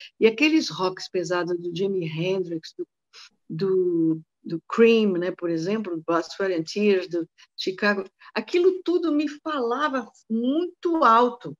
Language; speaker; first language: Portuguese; native; Portuguese